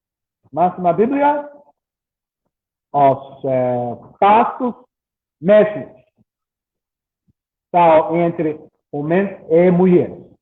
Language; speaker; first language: Portuguese; non-native, learner; English